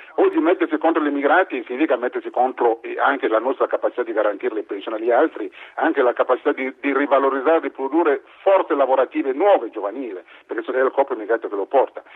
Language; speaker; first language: Italian; non-native, fluent; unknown